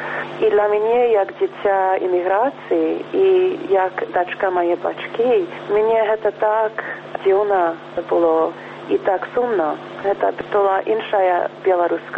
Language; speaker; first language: Belarusian; early bilingual, heritage; Belarusian